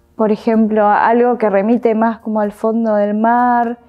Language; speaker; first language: Spanish; native; Spanish